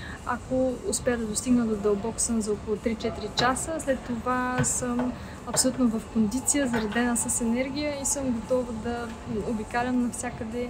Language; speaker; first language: Bulgarian; native; Bulgarian